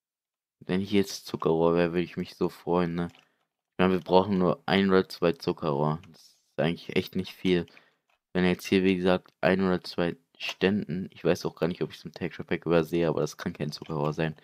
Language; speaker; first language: German; native; German